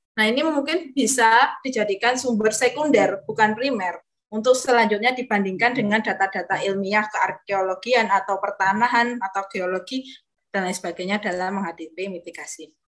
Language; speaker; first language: Indonesian; non-native, local second language; Javanese